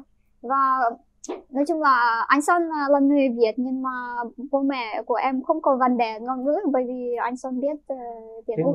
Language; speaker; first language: Vietnamese; non-native, fluent; Ukrainian